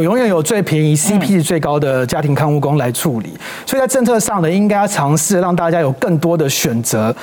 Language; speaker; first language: Chinese; native; Chinese